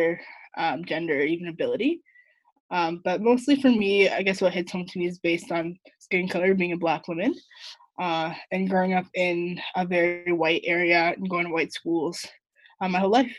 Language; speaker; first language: English; native; English